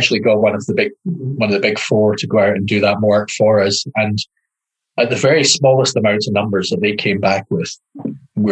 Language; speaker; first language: English; native; English